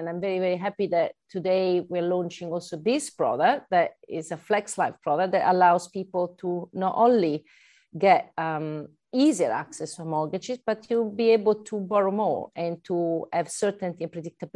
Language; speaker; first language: English; non-native, fluent; Italian